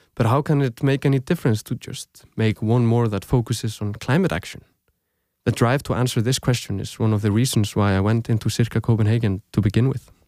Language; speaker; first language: English; non-native, fluent; Icelandic